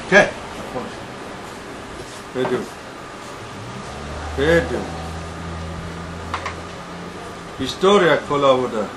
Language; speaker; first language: Hebrew; non-native, learner; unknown